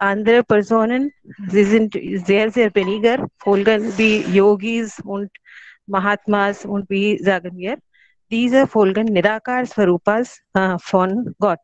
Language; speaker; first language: German; non-native, learner; Hindi